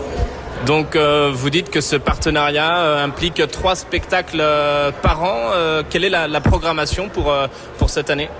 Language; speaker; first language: French; native; French